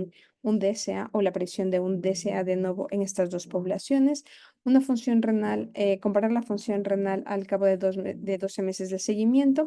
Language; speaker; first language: Spanish; native; Spanish